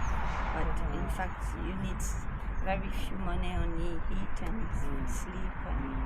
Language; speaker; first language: English; non-native, learner; French